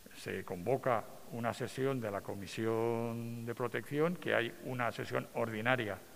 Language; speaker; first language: Spanish; non-native, local second language; Catalan